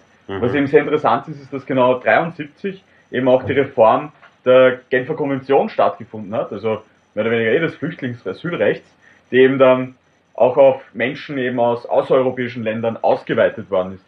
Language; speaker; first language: German; native; German